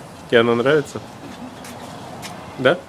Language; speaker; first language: Russian; native; Russian